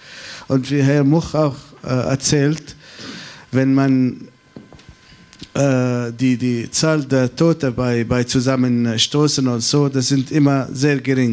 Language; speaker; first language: German; non-native, fluent; Arabic